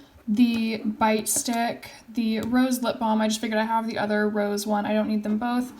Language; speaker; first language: English; native; English